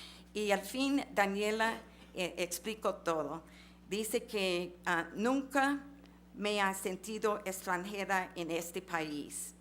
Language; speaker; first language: Spanish; non-native, fluent; English